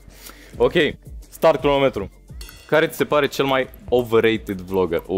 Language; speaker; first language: Romanian; native; Romanian